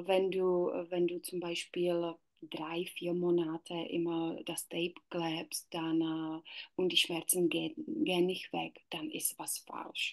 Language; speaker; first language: German; non-native, learner; Czech